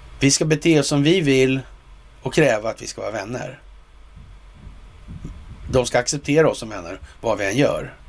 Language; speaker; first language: Swedish; native; Swedish